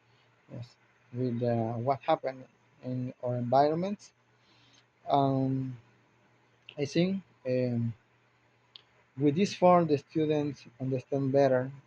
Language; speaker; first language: English; non-native, learner; Spanish